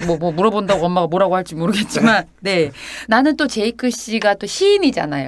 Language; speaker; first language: Korean; native; Korean